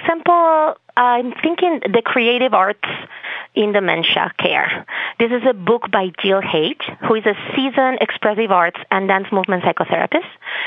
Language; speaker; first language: English; non-native, fluent; Spanish